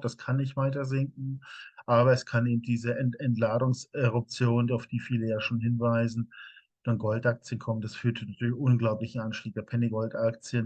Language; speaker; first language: German; native; German